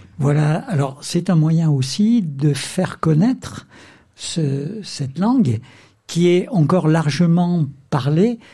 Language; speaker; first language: French; native; French